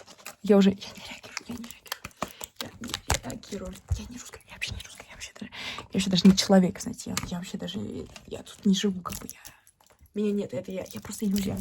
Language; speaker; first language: Russian; early bilingual, heritage; Russian